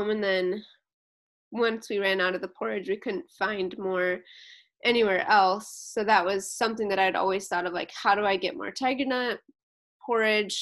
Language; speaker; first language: English; native; English